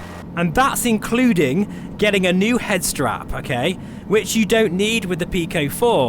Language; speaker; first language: English; native; English